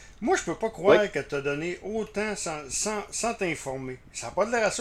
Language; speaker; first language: French; native; French